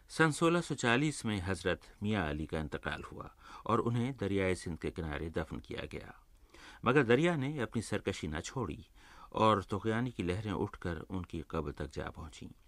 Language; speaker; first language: Urdu; native; Urdu